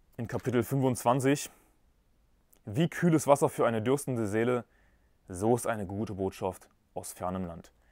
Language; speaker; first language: German; native; German